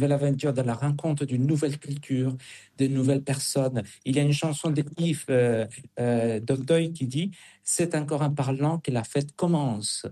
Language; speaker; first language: French; non-native, fluent; Spanish